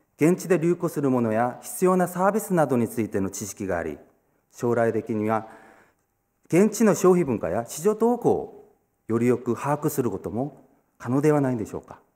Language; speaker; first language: Japanese; non-native, fluent; Korean